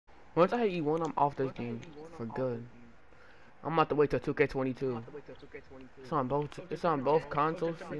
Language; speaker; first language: English; native; English